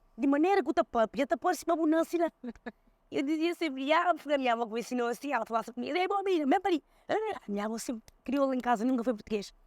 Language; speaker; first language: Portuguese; early bilingual, other home language; Kabuverdianu